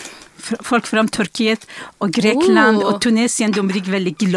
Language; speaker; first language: Swedish; non-native, fluent; Persian